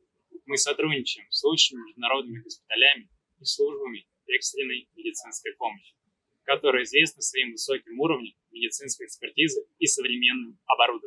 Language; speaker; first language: Russian; native; Russian